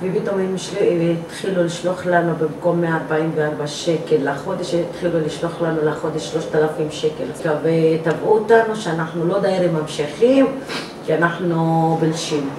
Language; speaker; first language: Hebrew; non-native, local second language; Arabic